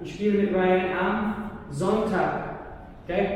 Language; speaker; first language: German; non-native, learner; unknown